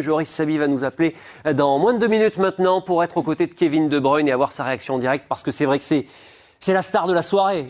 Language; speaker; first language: French; native; French